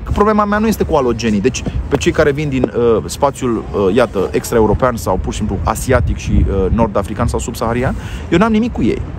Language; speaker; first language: Romanian; native; Romanian